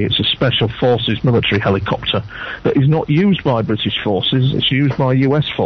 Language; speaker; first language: English; native; English